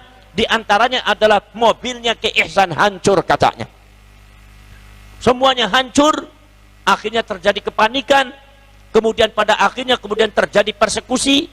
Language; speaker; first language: Indonesian; non-native, local second language; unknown